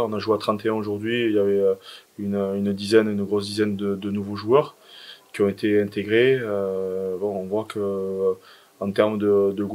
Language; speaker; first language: French; native; French